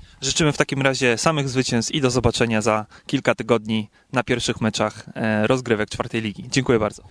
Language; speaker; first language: Polish; native; Polish